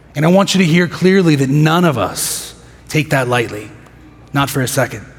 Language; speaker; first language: English; native; English